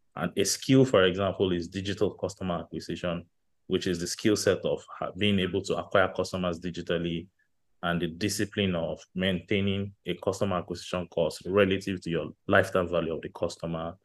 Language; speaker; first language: English; non-native, local second language; Yoruba